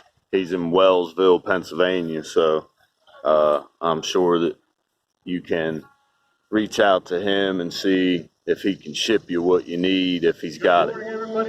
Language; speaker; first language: English; native; English